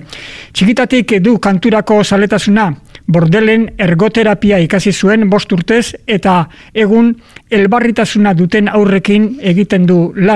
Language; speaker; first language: Basque; native; Basque